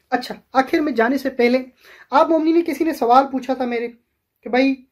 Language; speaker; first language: Urdu; non-native, local second language; Sindhi